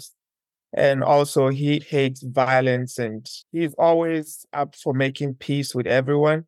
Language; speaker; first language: English; non-native, local second language; Akan